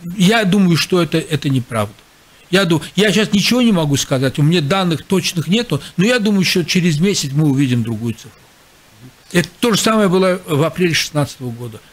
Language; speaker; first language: Russian; non-native, local second language; Azerbaijani